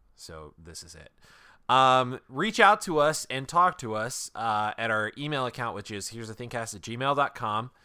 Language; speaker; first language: English; native; English